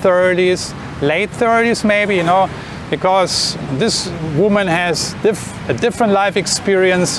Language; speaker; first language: English; non-native, fluent; German